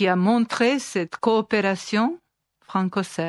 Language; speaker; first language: French; non-native, fluent; Serbian